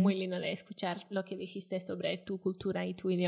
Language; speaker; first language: Spanish; non-native, fluent; Welsh